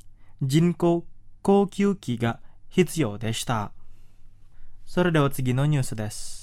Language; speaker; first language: Japanese; non-native, fluent; Indonesian